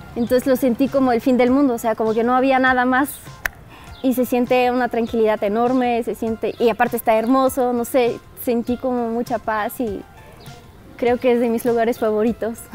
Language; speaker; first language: Spanish; non-native, fluent; Bulgarian